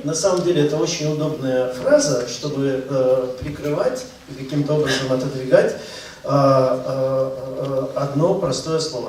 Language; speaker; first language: Russian; native; Russian